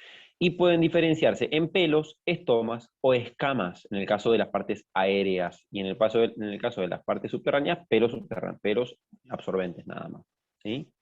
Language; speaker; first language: Spanish; native; Spanish